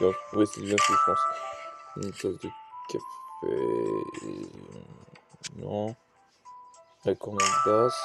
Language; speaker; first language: French; native; French